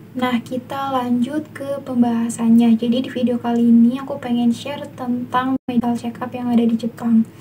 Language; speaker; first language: Indonesian; native; Indonesian